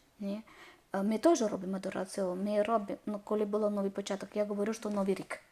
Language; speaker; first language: Ukrainian; non-native, learner; Malayalam